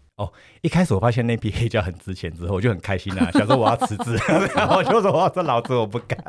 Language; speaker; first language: Chinese; native; Chinese